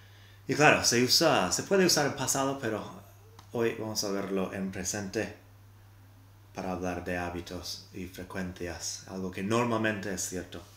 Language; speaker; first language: Spanish; non-native, fluent; English